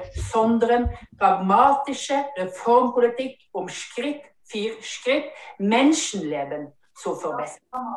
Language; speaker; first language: German; non-native, fluent; Norwegian